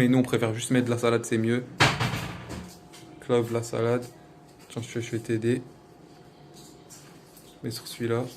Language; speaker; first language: French; native; French